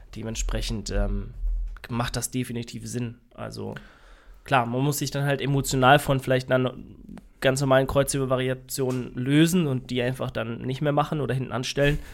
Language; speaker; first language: German; native; German